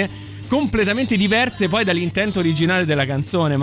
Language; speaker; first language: Italian; native; Italian